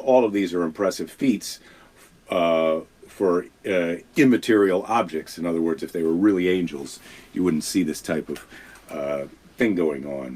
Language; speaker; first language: English; native; English